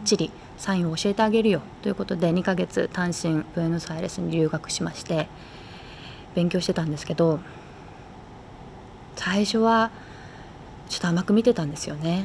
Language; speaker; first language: Japanese; native; Japanese